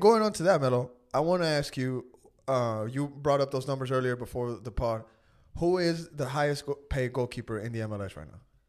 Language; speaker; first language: English; early bilingual, other home language; Spanish